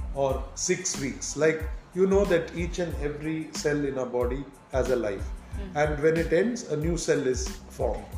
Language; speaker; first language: English; non-native, local second language; Tamil